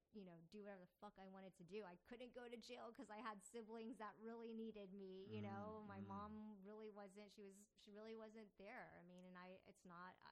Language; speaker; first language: English; native; English